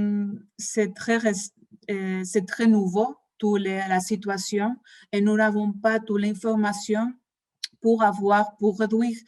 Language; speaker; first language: French; non-native, fluent; Spanish